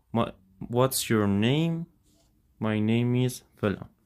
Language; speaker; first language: English; non-native, fluent; Persian